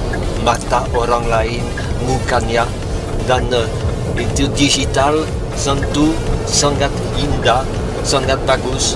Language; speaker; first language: Indonesian; non-native, fluent; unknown